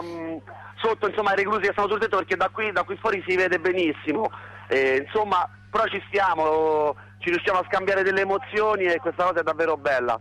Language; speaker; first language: Italian; native; Italian